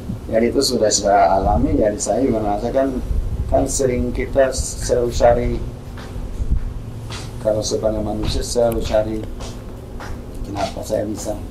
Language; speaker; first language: Indonesian; non-native, fluent; Swedish